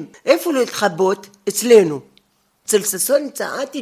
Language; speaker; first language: Hebrew; non-native, fluent; Arabic